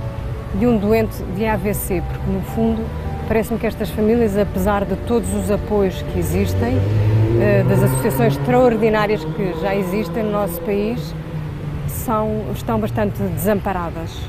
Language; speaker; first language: Portuguese; native; Portuguese